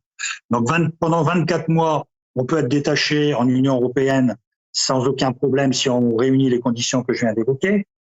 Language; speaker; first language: French; native; French